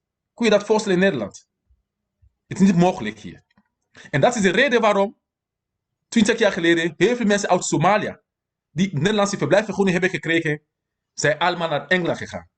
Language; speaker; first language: Dutch; non-native, fluent; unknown